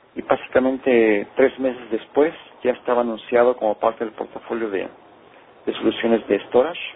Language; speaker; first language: Spanish; native; Spanish